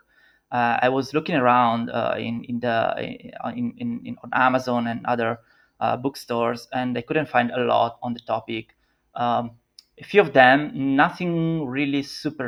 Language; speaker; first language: English; non-native, fluent; Italian